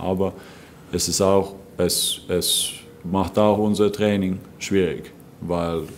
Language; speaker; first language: German; non-native, fluent; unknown